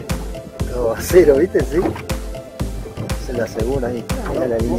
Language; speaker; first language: Spanish; native; Spanish